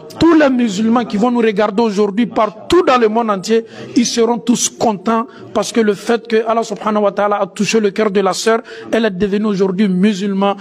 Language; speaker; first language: French; non-native, local second language; Bambara